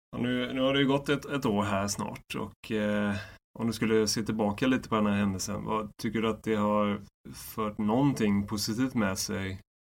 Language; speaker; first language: Swedish; native; Swedish